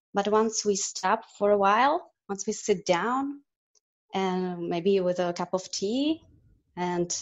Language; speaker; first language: English; non-native, fluent; Czech